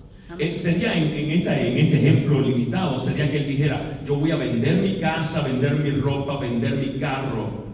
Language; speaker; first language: Spanish; native; Spanish